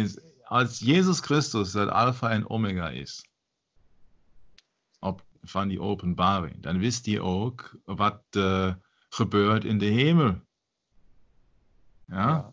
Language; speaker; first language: Dutch; non-native, learner; German